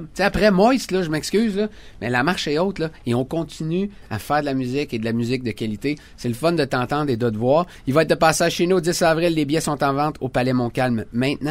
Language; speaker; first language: French; native; French